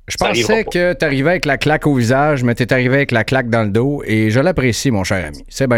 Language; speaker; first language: French; native; French